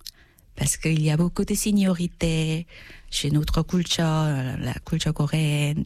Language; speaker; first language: French; non-native, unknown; Korean